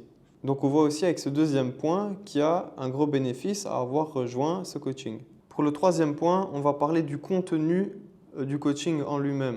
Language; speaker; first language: French; native; French